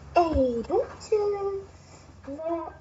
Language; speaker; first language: French; native; French